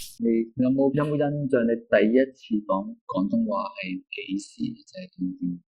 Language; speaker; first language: Cantonese; native; Cantonese